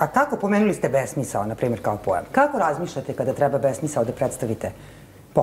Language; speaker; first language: Serbian; native; Serbian